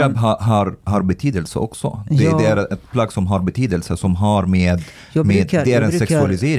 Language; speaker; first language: Swedish; early bilingual, other home language; Arabic